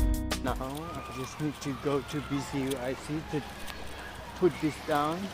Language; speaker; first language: English; non-native, learner; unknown